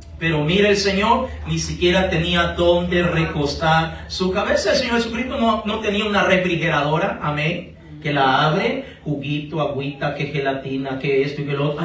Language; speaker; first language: Spanish; native; Spanish